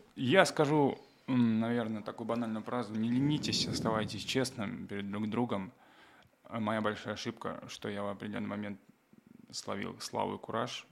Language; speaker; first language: Russian; native; Russian